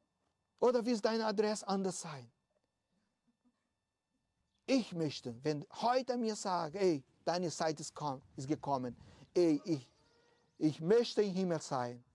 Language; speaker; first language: German; non-native, fluent; Portuguese